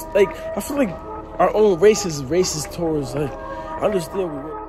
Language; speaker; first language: English; native; English